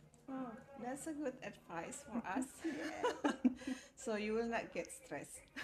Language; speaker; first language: English; non-native, fluent; Indonesian